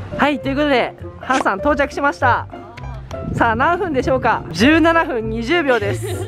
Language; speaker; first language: Japanese; native; Japanese